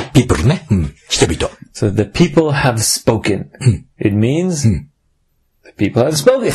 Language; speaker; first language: English; native; English